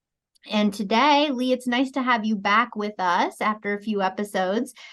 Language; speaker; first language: English; native; English